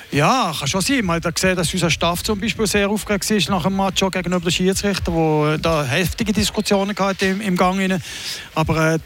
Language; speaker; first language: German; native; German